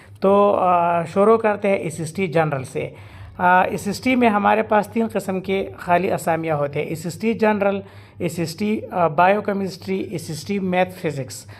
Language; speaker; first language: Urdu; non-native, local second language; Pashto